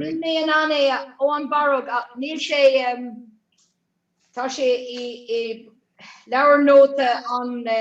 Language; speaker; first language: Irish; non-native, learner; English